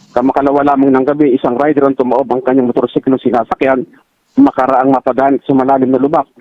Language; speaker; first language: Filipino; native; Filipino